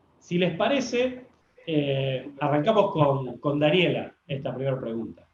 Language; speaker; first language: Spanish; native; Spanish